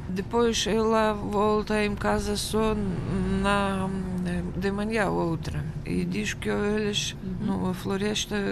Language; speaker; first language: Portuguese; non-native, learner; Russian